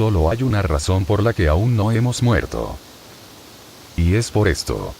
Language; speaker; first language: Spanish; native; Spanish